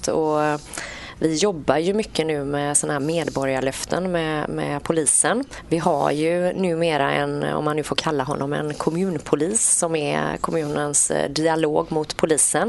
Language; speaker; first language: Swedish; native; Swedish